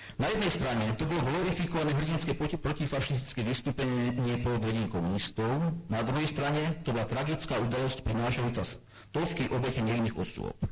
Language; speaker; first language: Slovak; non-native, local second language; German